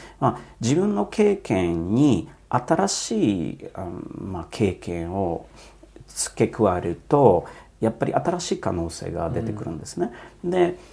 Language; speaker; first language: Japanese; non-native, fluent; Polish